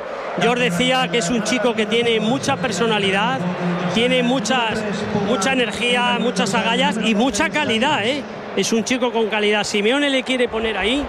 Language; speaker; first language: Spanish; native; Spanish